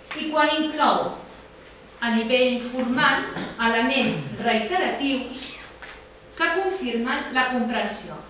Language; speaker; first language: Catalan; native; Catalan